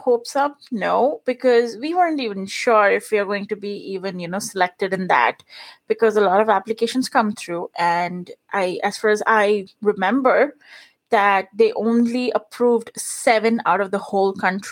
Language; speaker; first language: English; non-native, local second language; Punjabi